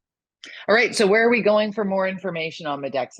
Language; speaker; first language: English; native; English